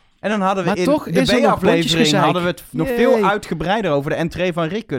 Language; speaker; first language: Dutch; native; Dutch